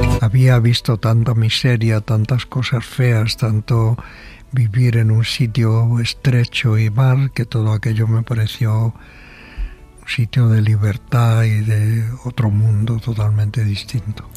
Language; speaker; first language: Spanish; native; Spanish